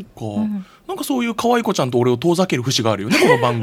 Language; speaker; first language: Japanese; native; Japanese